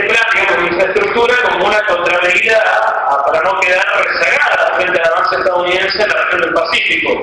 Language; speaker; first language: Spanish; native; Spanish